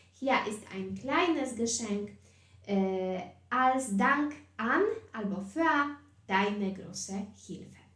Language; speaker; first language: German; non-native, fluent; Polish